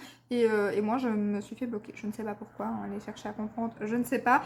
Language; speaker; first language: French; native; French